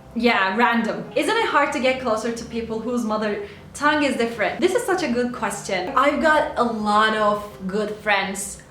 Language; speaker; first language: English; non-native, fluent; Turkish